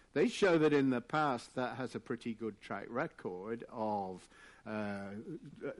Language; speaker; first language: English; native; English